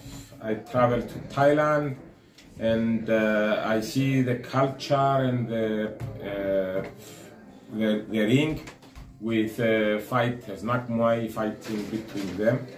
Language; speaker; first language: English; non-native, learner; Greek